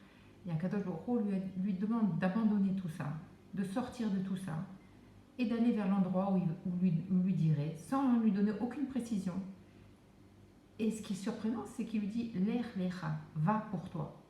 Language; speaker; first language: French; native; French